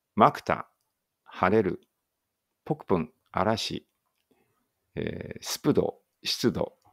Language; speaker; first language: Japanese; native; Japanese